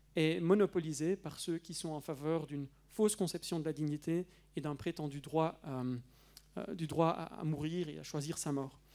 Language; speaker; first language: French; native; French